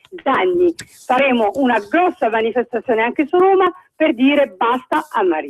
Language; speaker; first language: Italian; non-native, fluent; Arabic